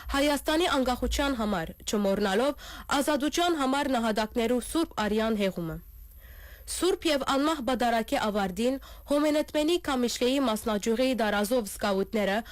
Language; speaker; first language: Armenian; early bilingual, heritage; Armenian